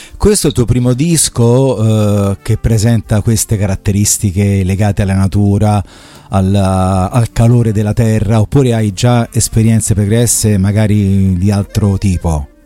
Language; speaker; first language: Italian; native; Italian